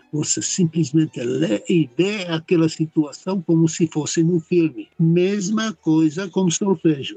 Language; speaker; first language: Portuguese; non-native, fluent; Czech